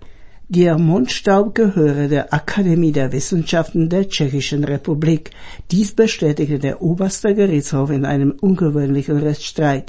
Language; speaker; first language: German; native; German